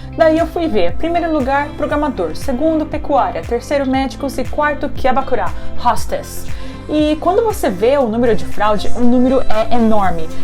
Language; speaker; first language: Portuguese; early bilingual, heritage; Japanese